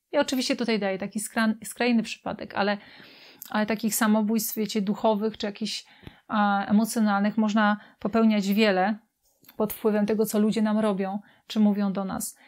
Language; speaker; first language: Polish; native; Polish